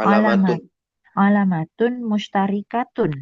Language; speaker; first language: Arabic; non-native, learner; Indonesian